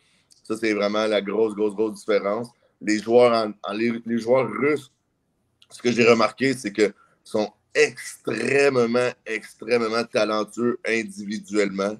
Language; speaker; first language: French; native; French